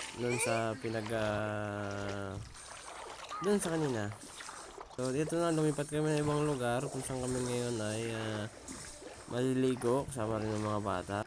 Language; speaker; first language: Filipino; native; Filipino